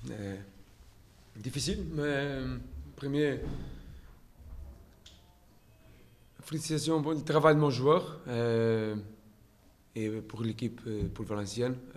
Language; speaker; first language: French; non-native, learner; Portuguese